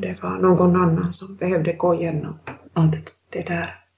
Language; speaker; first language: Swedish; non-native, local second language; Finnish